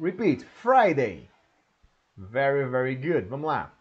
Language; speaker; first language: English; non-native, learner; Portuguese